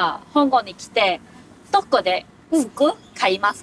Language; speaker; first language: Japanese; non-native, fluent; Cantonese